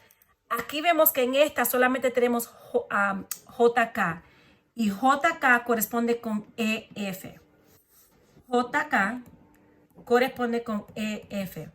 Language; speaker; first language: Spanish; early bilingual, heritage; Spanish